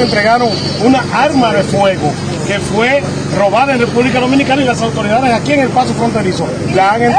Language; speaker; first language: Spanish; native; Spanish